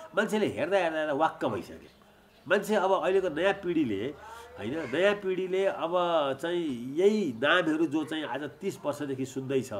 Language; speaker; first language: Nepali; native; Nepali